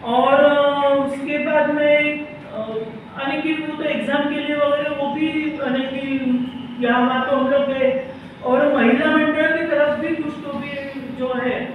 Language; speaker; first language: Hindi; non-native, local second language; Marathi